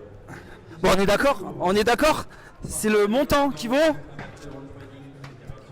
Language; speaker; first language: French; native; French